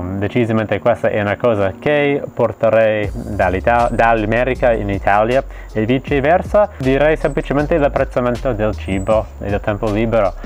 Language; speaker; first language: Italian; non-native, fluent; English